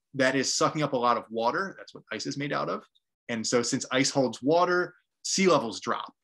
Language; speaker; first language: English; native; English